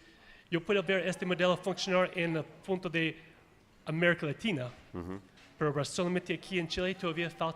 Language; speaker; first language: Spanish; non-native, fluent; English